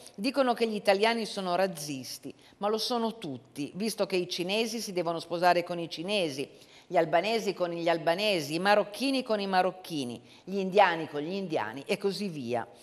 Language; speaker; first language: Italian; native; Italian